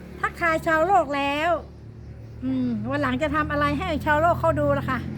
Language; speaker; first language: Thai; native; Thai